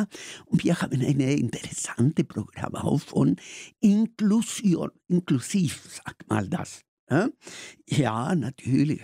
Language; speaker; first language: German; non-native, learner; Spanish